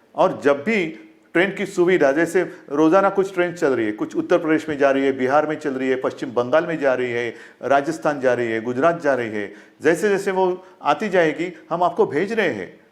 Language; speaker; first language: Hindi; non-native, local second language; Marathi